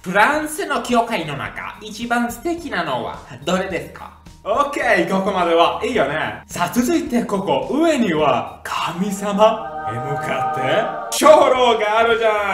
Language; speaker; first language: Japanese; non-native, fluent; Italian